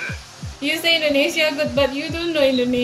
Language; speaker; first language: English; non-native, learner; Indonesian